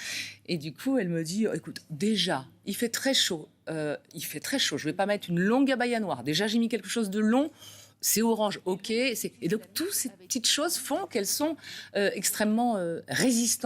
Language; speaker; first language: French; native; French